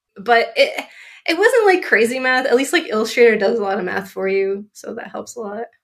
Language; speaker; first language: English; native; English